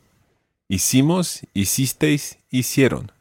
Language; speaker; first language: Spanish; non-native, fluent; English